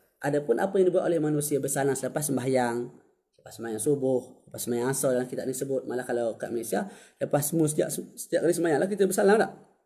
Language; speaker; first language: Malay; native; Malay